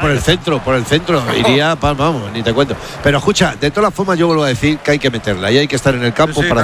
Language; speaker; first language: Spanish; native; Spanish